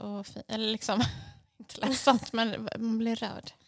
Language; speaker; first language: Swedish; native; Swedish